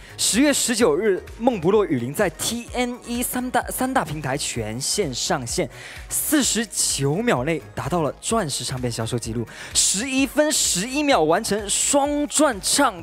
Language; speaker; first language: Chinese; native; Chinese